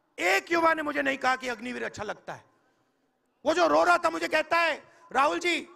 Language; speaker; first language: Hindi; native; Hindi